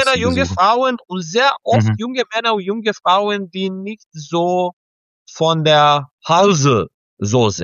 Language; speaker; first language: German; non-native, fluent; Serbian